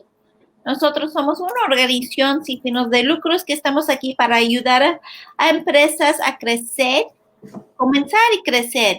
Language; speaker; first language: Spanish; early bilingual, heritage; Spanish